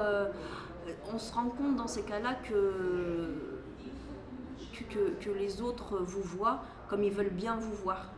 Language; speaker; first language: French; native; French